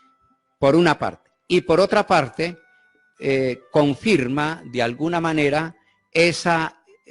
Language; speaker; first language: Spanish; native; Spanish